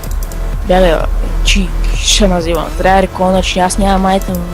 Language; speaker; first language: Bulgarian; native; Bulgarian